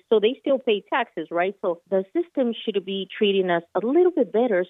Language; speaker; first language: English; non-native, fluent; Spanish